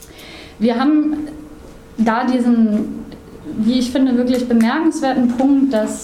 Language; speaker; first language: German; native; German